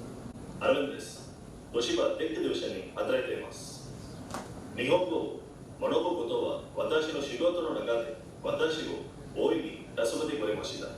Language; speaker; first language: Japanese; non-native, learner; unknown